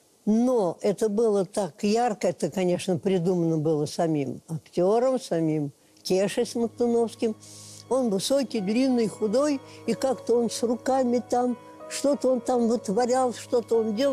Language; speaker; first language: Russian; native; Russian